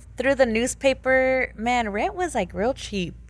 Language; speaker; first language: English; early bilingual, other home language; Spanish